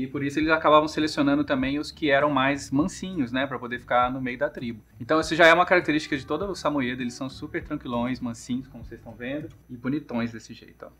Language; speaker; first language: Portuguese; native; Portuguese